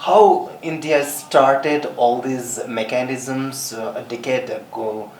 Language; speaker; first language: English; non-native, local second language; Nepali